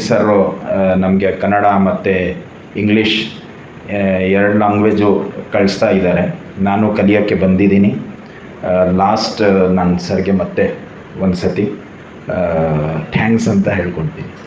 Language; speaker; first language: Kannada; non-native, learner; Urdu